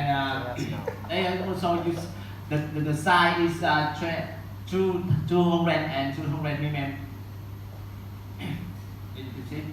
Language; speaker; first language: English; non-native, learner; Vietnamese